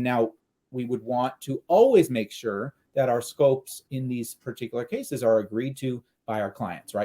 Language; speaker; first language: English; native; English